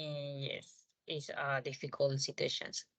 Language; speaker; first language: English; non-native, learner; Spanish